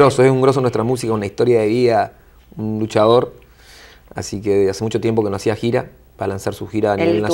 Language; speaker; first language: Spanish; native; Spanish